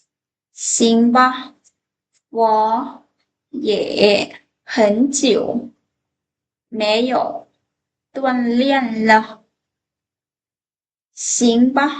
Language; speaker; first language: Chinese; non-native, fluent; Lao